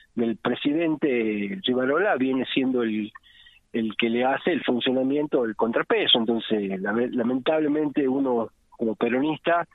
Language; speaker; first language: Spanish; native; Spanish